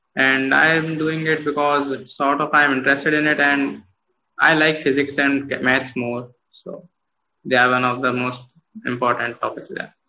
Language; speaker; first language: English; non-native, local second language; Hindi